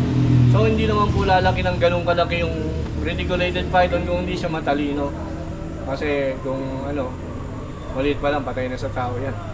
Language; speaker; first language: Filipino; native; Filipino